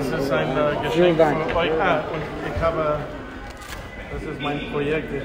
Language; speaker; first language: German; non-native, learner; English